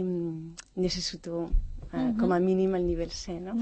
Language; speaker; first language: Catalan; non-native, local second language; French